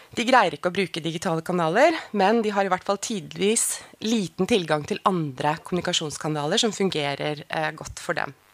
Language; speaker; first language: Norwegian; native; Norwegian